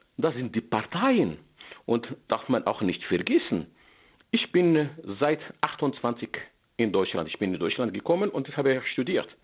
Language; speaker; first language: German; non-native, learner; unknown